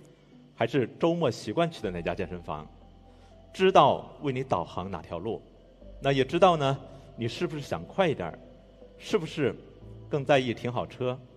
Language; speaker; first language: Chinese; native; Chinese